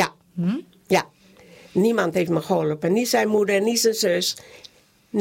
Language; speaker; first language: Dutch; non-native, local second language; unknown